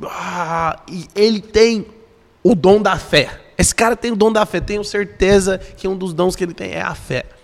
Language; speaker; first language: Portuguese; non-native, fluent; English